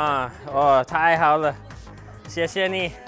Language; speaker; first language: Chinese; non-native, learner; English